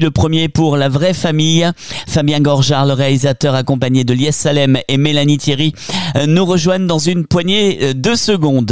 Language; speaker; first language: French; native; French